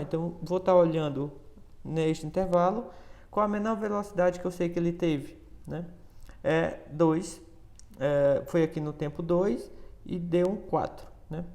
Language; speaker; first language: Portuguese; native; Portuguese